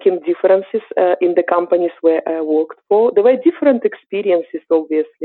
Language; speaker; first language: English; non-native, fluent; Ukrainian